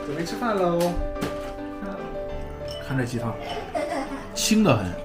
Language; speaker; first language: Chinese; non-native, fluent; English